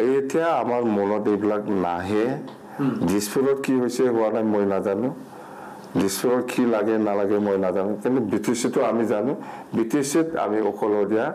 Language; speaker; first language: Assamese; non-native, local second language; Bodo